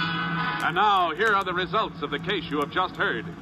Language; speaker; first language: English; native; English